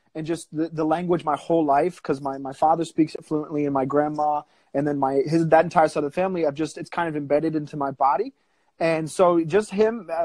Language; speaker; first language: English; native; English